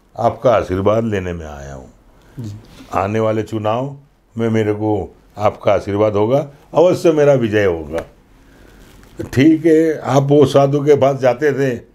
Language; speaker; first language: Hindi; non-native, local second language; Gujarati